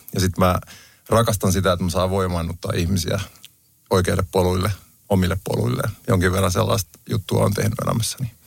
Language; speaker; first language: Finnish; native; Finnish